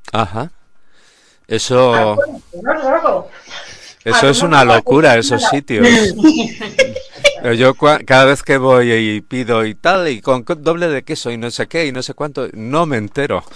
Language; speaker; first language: Spanish; native; Spanish